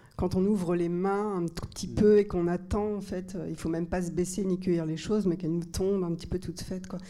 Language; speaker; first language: French; native; French